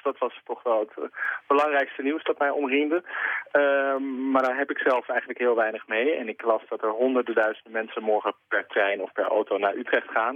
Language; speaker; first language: Dutch; native; Dutch